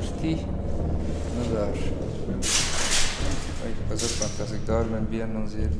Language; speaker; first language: Dutch; native; Dutch